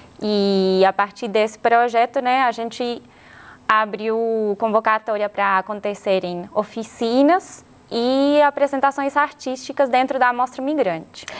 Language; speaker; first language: Portuguese; non-native, fluent; Spanish